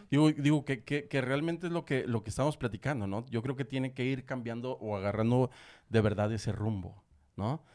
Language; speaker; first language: Spanish; native; Spanish